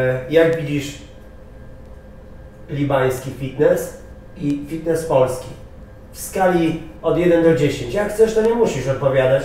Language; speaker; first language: Polish; native; Polish